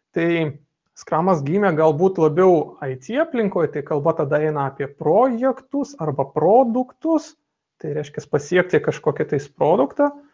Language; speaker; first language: Lithuanian; non-native, local second language; Russian